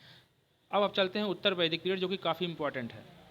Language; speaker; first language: Hindi; native; Hindi